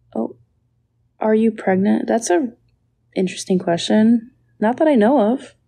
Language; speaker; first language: English; native; English